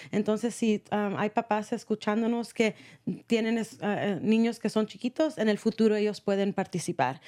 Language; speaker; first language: Spanish; early bilingual, heritage; Spanish